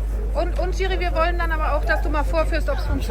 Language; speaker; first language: German; native; German